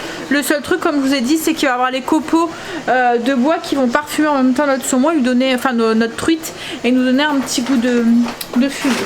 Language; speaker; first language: French; native; French